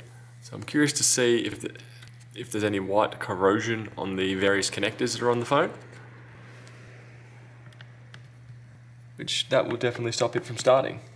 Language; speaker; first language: English; native; English